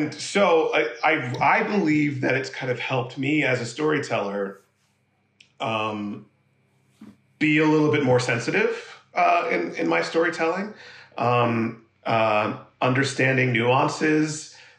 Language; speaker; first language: English; native; English